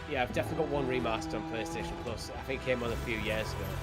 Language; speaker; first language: English; native; English